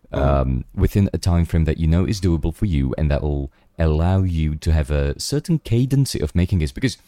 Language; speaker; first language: English; non-native, fluent; Czech